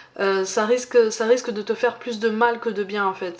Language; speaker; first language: French; native; French